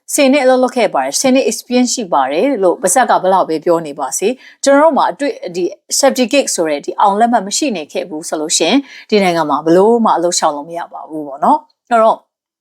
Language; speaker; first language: Burmese; native; Burmese